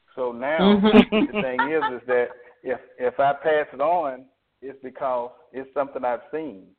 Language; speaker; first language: English; native; English